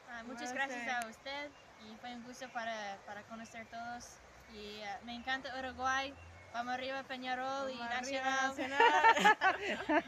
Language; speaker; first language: Spanish; non-native, learner; English